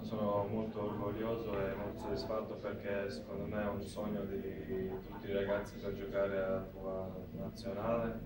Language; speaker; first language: Italian; non-native, learner; Latvian